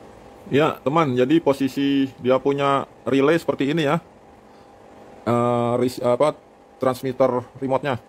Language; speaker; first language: Indonesian; native; Indonesian